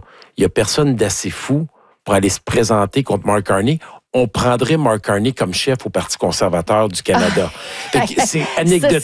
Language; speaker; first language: French; native; French